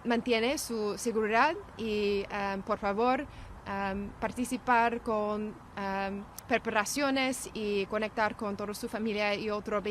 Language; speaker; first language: Spanish; non-native, learner; English